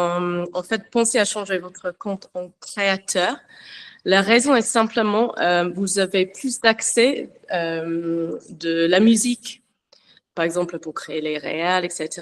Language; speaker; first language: French; non-native, learner; English